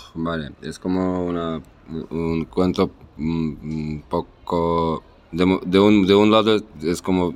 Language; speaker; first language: Spanish; non-native, fluent; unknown